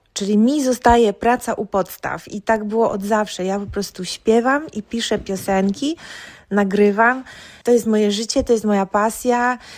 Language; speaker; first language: Polish; native; Polish